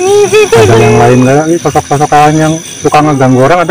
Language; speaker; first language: Indonesian; native; Indonesian